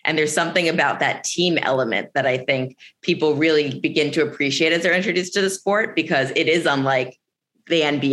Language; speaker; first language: English; native; English